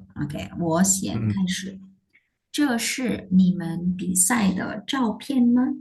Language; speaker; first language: Chinese; non-native, fluent; Indonesian